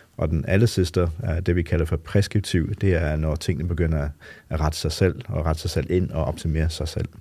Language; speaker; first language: Danish; non-native, fluent; English